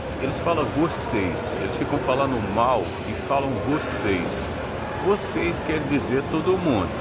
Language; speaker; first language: Portuguese; non-native, fluent; Arabic